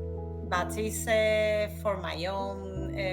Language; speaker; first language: English; non-native, learner; Spanish